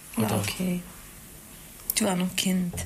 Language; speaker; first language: German; non-native, learner; Turkish